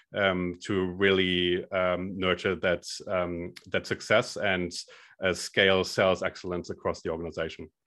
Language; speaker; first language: English; non-native, fluent; German